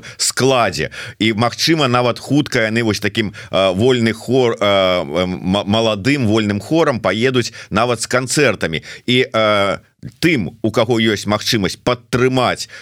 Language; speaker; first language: Belarusian; native; Belarusian